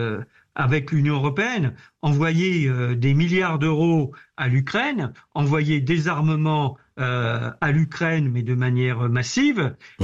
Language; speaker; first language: French; native; French